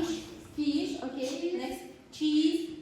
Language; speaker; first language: English; non-native, learner; Kazakh